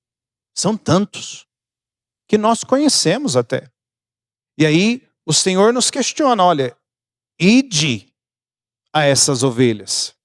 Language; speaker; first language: Portuguese; native; Portuguese